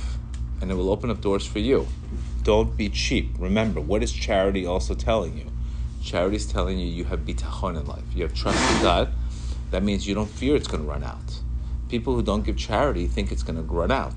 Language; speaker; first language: English; non-native, fluent; Spanish